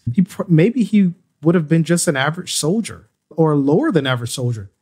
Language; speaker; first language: English; native; English